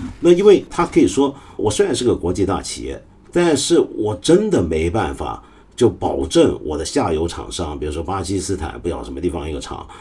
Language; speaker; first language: Chinese; non-native, local second language; Cantonese